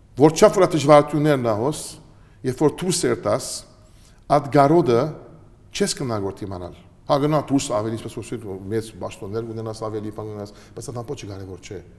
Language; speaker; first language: Armenian; early bilingual, heritage; Armenian